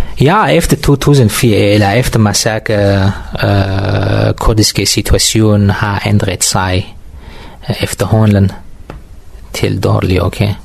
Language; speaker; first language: Danish; non-native, learner; Kurdish